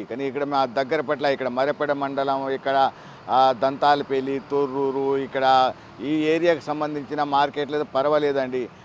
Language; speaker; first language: Telugu; non-native, local second language; Lambadi